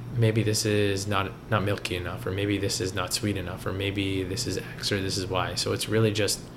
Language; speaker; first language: English; native; English